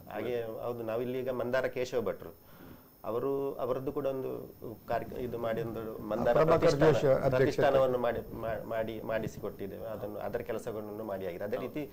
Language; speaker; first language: Kannada; non-native, local second language; Tulu